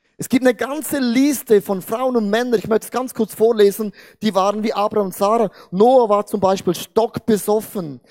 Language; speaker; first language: German; non-native, fluent; Portuguese